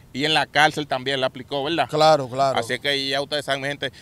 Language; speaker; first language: Spanish; native; Spanish